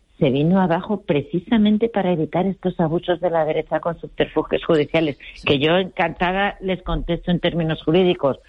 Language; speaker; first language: Spanish; native; Spanish